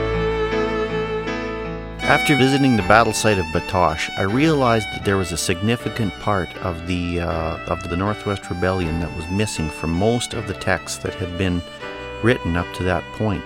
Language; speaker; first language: English; native; English